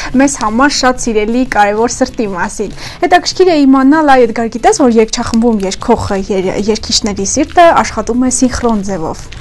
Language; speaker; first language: Armenian; native; Armenian